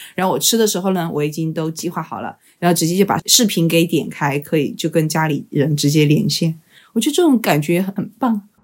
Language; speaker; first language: Chinese; native; Chinese